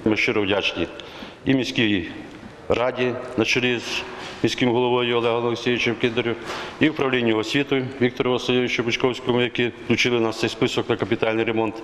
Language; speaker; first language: Ukrainian; native; Ukrainian